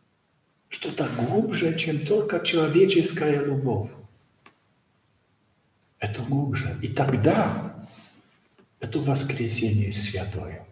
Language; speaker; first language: Russian; non-native, learner; Polish